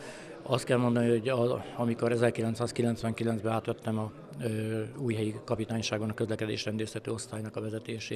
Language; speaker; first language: Hungarian; native; Hungarian